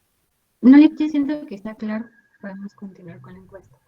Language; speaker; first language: Spanish; native; Spanish